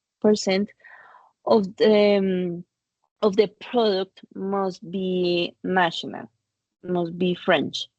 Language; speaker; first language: English; non-native, fluent; Spanish